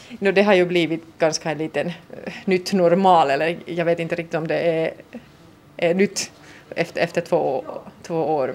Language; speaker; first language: Swedish; non-native, local second language; Finnish